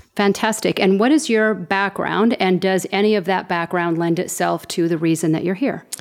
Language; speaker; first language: English; native; English